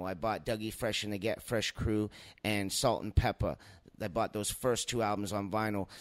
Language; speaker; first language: English; native; English